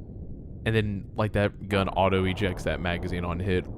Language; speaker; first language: English; native; English